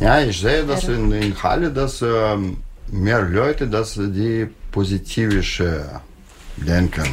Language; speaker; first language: German; non-native, learner; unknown